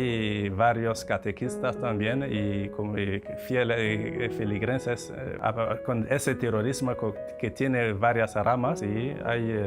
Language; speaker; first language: Spanish; non-native, fluent; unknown